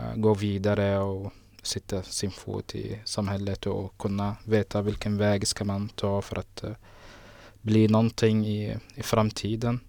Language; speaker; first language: Swedish; non-native, fluent; Somali